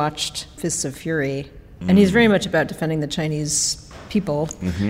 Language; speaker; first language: English; native; English